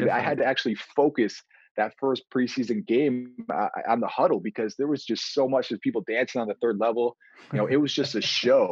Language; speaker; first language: English; native; English